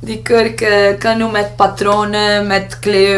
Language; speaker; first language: Dutch; non-native, learner; Portuguese